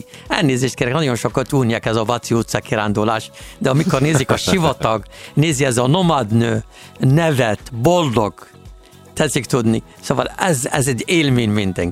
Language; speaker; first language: Hungarian; non-native, learner; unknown